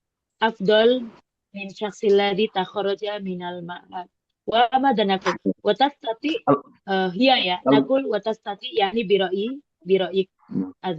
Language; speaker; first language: Arabic; non-native, fluent; Indonesian